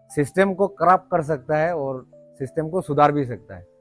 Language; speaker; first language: Hindi; non-native, local second language; Bangla